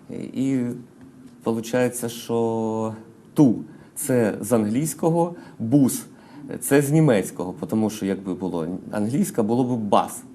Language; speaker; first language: Ukrainian; non-native, local second language; Russian